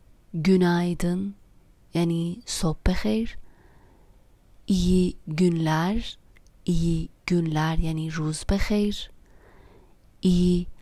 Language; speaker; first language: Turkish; non-native, fluent; Persian